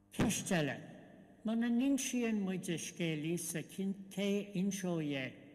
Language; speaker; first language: Irish; non-native, local second language; English